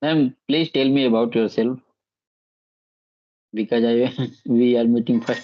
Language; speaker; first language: English; non-native, learner; Bhojpuri